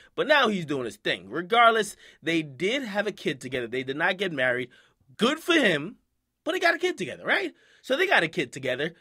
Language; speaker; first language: English; native; English